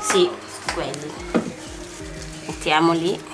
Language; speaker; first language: Italian; non-native, learner; Wolof